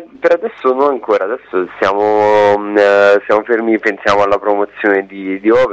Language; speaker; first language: Italian; native; Italian